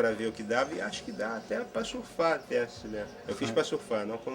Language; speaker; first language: Portuguese; native; Portuguese